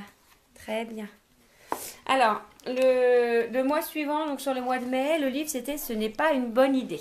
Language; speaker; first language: French; native; French